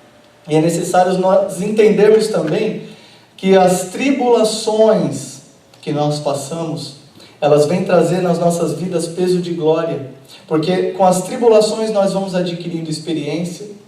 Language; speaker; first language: Portuguese; native; Portuguese